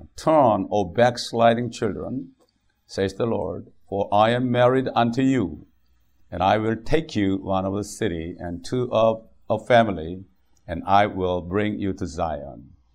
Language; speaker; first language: English; non-native, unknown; Korean